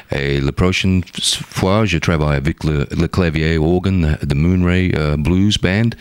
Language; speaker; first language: French; non-native, learner; English